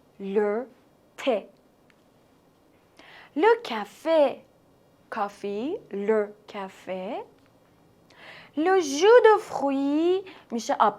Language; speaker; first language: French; non-native, fluent; Persian